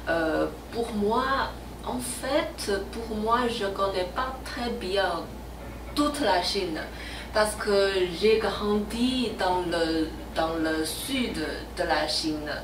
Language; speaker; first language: French; non-native, learner; Chinese